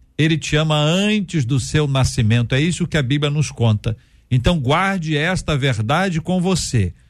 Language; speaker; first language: Portuguese; native; Portuguese